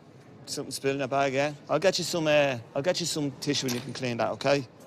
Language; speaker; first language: English; native; English